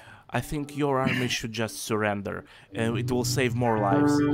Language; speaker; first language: English; non-native, fluent; Russian